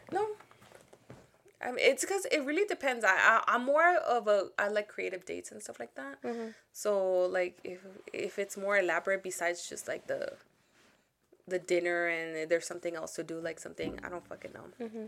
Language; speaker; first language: English; early bilingual, other home language; Spanish